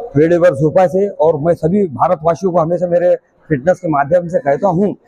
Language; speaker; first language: Hindi; non-native, local second language; Marathi